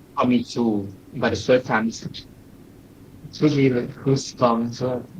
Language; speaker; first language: English; non-native, learner; Thai